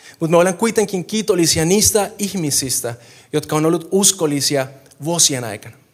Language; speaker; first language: Finnish; non-native, fluent; Spanish